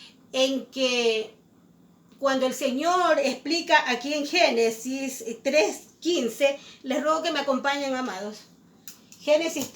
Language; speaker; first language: Spanish; native; Spanish